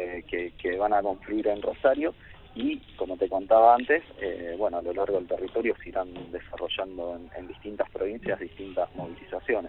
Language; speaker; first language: Spanish; native; Spanish